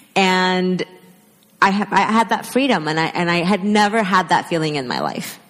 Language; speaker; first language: English; early bilingual, other home language; Spanish